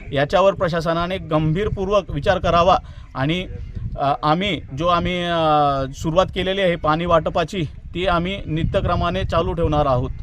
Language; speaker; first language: Marathi; native; Marathi